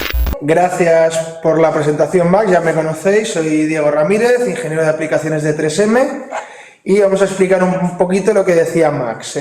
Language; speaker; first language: Spanish; native; Spanish